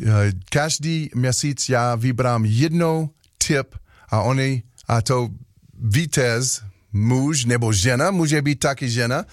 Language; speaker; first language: Czech; non-native, learner; English